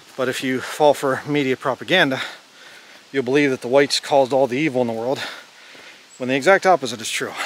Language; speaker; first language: English; native; English